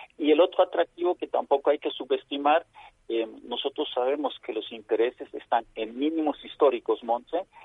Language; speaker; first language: Spanish; non-native, fluent; German